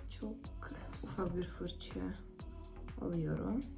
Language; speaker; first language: Turkish; non-native, fluent; Russian